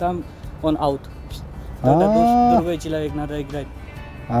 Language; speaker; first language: Russian; non-native, learner; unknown